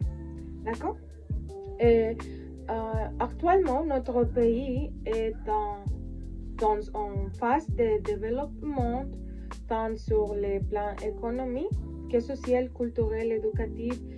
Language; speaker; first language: French; non-native, learner; Spanish